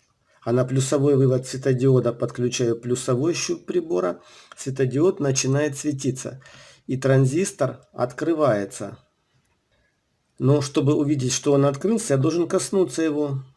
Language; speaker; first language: Russian; native; Russian